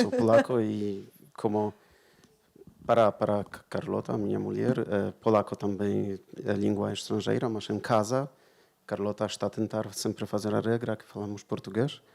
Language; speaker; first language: Portuguese; non-native, fluent; Polish